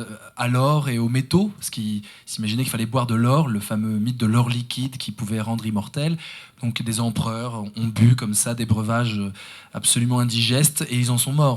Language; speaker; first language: French; native; French